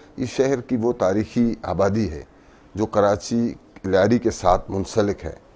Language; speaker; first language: Urdu; non-native, local second language; Baluchi